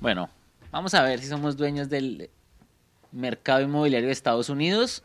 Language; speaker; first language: Spanish; native; Spanish